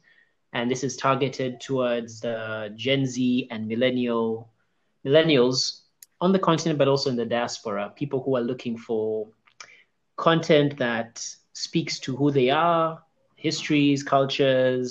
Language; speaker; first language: English; non-native, local second language; Ganda